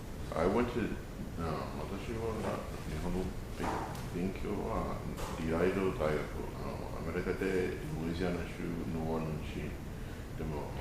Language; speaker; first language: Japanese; non-native, learner; English